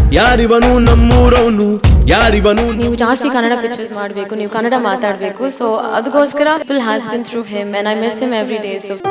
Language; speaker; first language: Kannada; non-native, learner; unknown